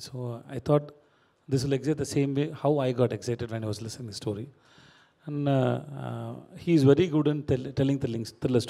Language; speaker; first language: Telugu; non-native, learner; Tamil